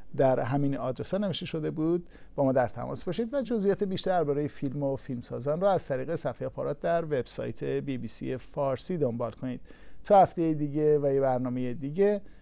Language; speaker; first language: Persian; native; Persian